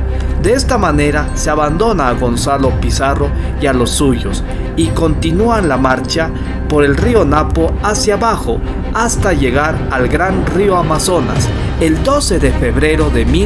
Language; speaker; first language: Spanish; native; Spanish